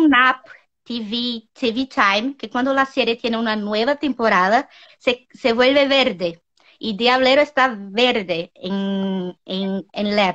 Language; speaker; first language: Spanish; non-native, learner; Portuguese